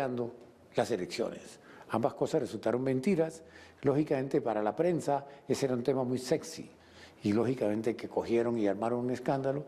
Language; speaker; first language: Spanish; native; Spanish